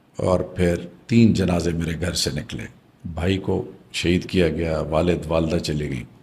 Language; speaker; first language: Urdu; non-native, local second language; Pashto